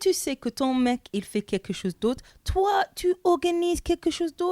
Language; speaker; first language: French; non-native, learner; English